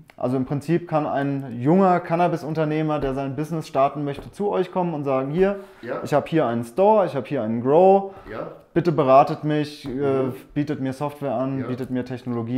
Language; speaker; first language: German; native; German